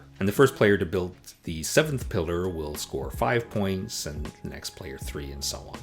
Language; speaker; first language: English; native; English